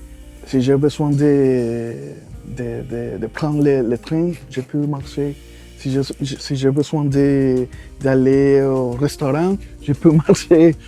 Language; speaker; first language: French; non-native, fluent; Spanish